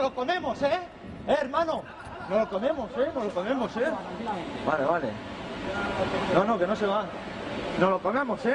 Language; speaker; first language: Spanish; native; Spanish